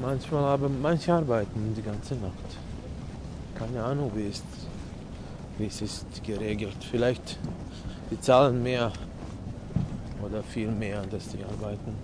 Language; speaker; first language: German; non-native, fluent; Serbian